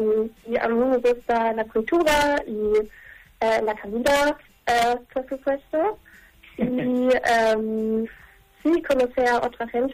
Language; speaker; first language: Spanish; non-native, learner; German